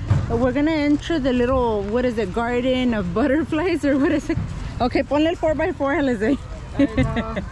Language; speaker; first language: English; early bilingual, other home language; Spanish